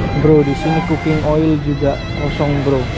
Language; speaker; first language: Indonesian; native; Indonesian